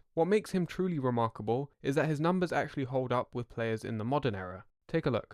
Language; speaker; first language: English; native; English